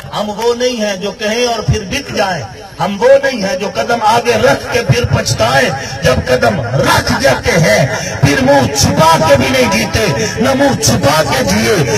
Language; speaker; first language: Urdu; non-native, local second language; Punjabi